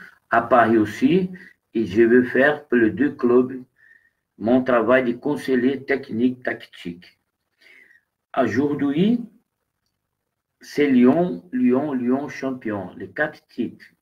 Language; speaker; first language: French; non-native, learner; Portuguese